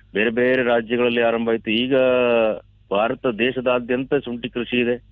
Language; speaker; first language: Kannada; early bilingual, other home language; Malayalam